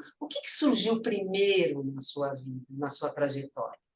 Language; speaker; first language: Portuguese; native; Portuguese